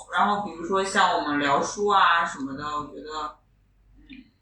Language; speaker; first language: Chinese; non-native, local second language; Wu Chinese